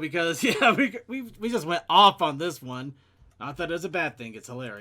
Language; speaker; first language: English; native; English